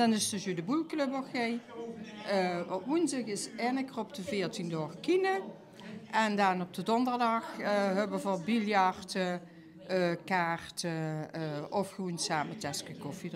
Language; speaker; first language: Dutch; native; Dutch